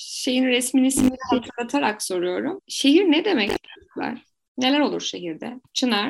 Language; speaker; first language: Turkish; native; Turkish